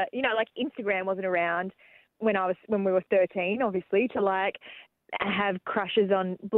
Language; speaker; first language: English; native; English